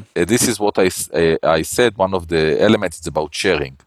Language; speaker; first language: English; non-native, learner; Hebrew